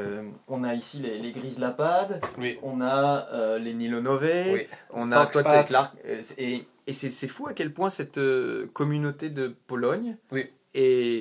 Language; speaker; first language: French; native; French